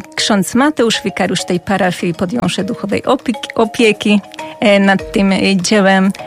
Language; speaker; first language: Polish; non-native, fluent; Hungarian